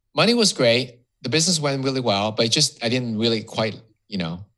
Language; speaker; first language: English; non-native, local second language; Cantonese